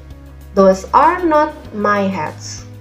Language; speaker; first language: English; non-native, learner; Indonesian